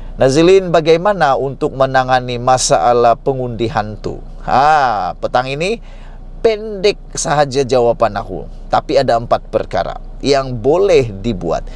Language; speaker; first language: Malay; native; Malay